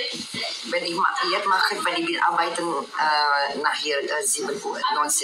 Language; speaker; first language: German; non-native, learner; Indonesian